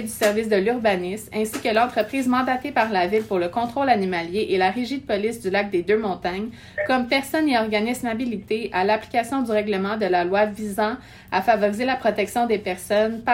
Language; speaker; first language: French; native; French